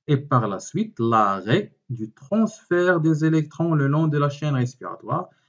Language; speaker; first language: French; non-native, local second language; Arabic